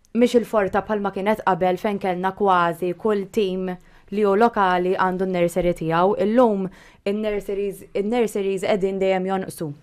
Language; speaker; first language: Maltese; native; Maltese